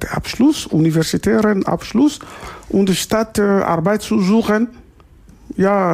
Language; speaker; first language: German; non-native, learner; Lingala